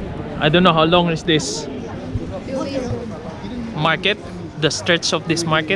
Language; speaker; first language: English; non-native, local second language; Filipino